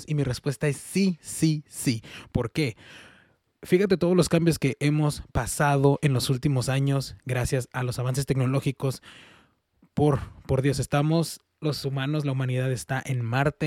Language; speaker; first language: Spanish; early bilingual, heritage; Spanish